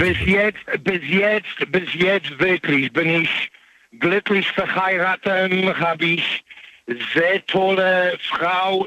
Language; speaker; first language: German; non-native, learner; Polish